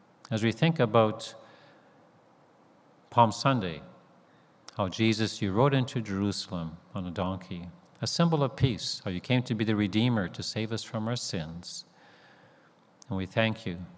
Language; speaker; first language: English; native; English